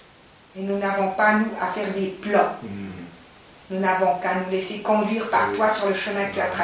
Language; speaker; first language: French; native; French